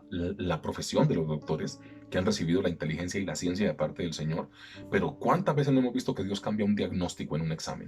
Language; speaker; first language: Spanish; native; Spanish